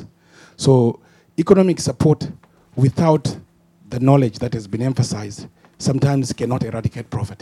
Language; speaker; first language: English; non-native, local second language; Shona